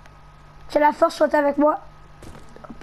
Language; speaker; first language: French; native; French